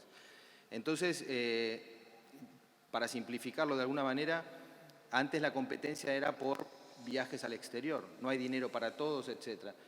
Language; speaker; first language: Spanish; native; Spanish